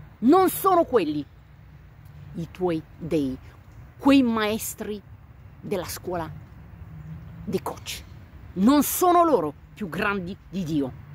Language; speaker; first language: Italian; non-native, fluent; Romanian